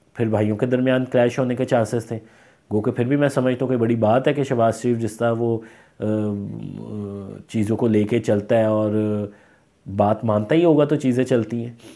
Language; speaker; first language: Urdu; native; Urdu